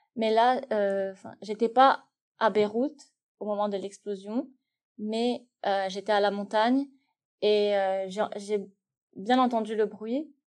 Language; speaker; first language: French; non-native, local second language; Arabic